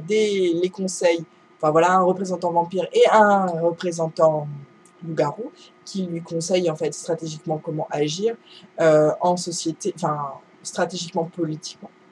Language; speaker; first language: French; native; French